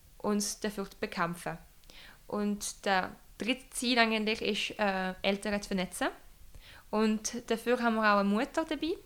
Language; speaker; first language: German; non-native, local second language; French